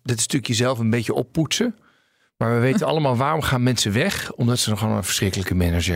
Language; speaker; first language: Dutch; native; Dutch